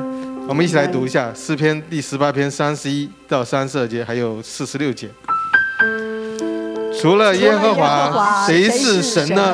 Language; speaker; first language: Chinese; native; Chinese